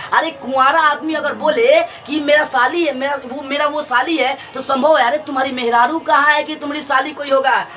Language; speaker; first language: Hindi; native; Hindi